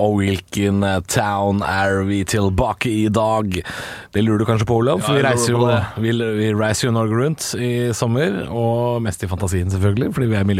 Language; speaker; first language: Norwegian; native; Norwegian